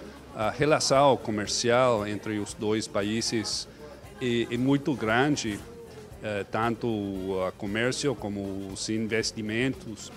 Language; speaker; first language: Portuguese; non-native, fluent; English